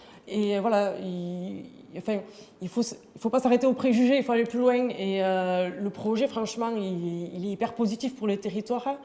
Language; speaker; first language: French; native; French